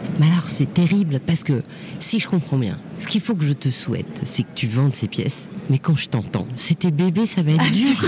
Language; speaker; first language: French; native; French